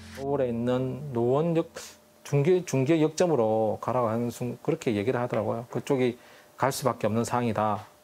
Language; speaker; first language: Korean; native; Korean